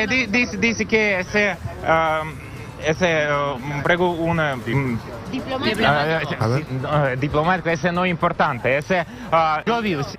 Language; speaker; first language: Spanish; non-native, learner; Russian